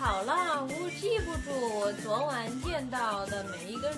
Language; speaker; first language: Chinese; non-native, fluent; English